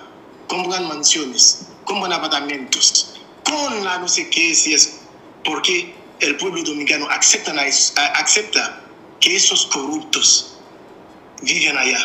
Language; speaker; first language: Spanish; non-native, fluent; Haitian Creole